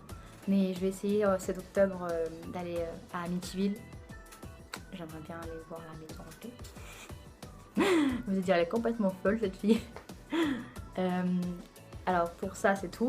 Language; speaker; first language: French; native; French